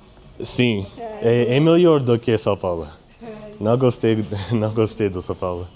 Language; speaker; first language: Portuguese; non-native, learner; English